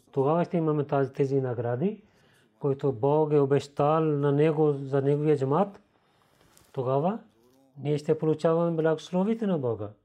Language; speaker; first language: Bulgarian; non-native, learner; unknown